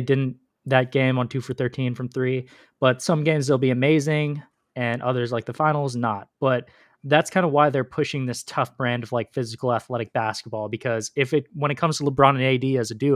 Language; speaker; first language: English; native; English